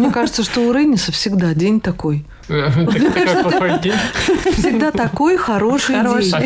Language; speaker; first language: Russian; native; Russian